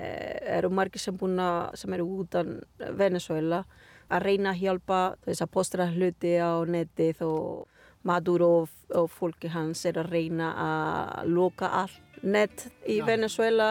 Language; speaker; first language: Icelandic; non-native, learner; Spanish